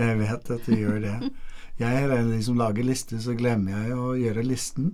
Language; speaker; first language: Norwegian; non-native, fluent; English